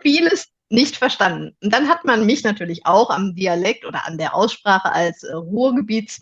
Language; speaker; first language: German; native; German